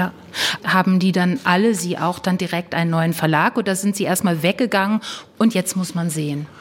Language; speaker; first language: German; native; German